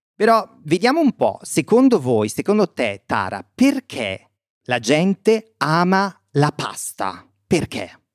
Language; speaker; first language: Italian; native; Italian